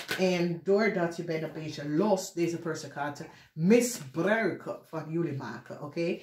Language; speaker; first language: Dutch; non-native, learner; English